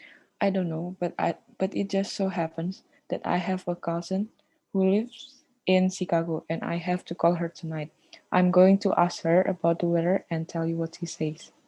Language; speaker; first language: English; non-native, learner; Indonesian